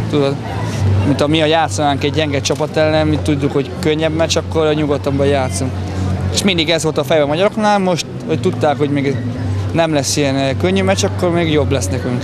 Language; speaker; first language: Hungarian; non-native, fluent; Italian